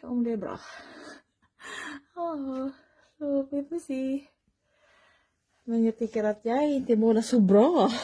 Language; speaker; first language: Swedish; non-native, learner; Filipino